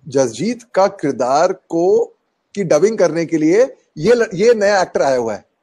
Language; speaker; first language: Hindi; native; Hindi